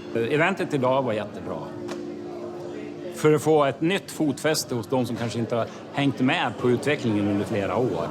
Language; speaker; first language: Swedish; native; Swedish